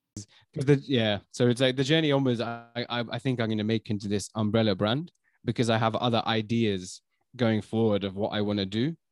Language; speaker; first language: English; native; English